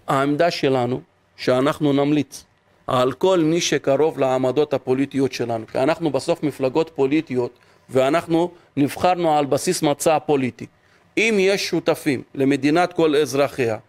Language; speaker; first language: Hebrew; non-native, local second language; Arabic